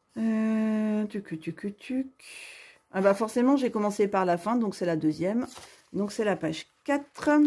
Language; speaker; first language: French; native; French